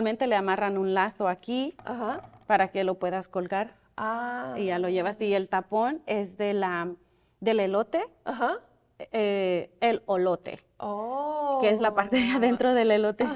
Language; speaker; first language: Spanish; early bilingual, other home language; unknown